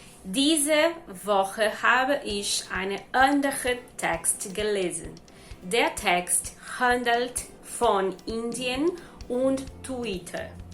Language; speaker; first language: German; non-native, learner; Portuguese